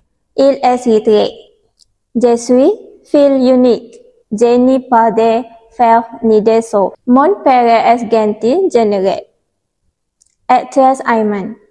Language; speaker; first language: French; non-native, learner; Malay